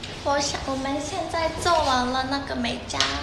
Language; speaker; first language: Chinese; non-native, learner; Japanese